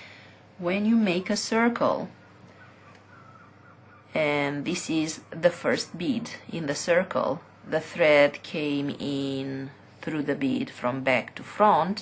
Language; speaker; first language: English; non-native, fluent; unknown